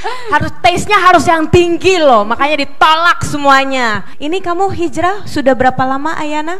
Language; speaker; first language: Indonesian; native; Indonesian